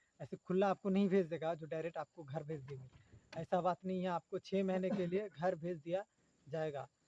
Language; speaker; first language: Hindi; native; Hindi